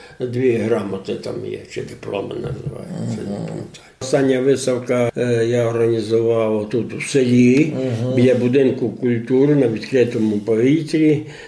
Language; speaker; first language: Ukrainian; native; Ukrainian